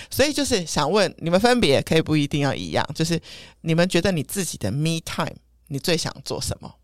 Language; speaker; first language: Chinese; native; Chinese